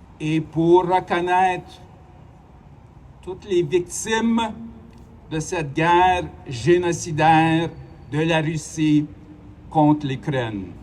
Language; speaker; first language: French; non-native, local second language; Ukrainian